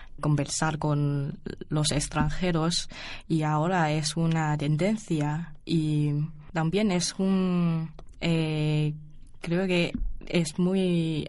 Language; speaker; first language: Spanish; non-native, learner; Chinese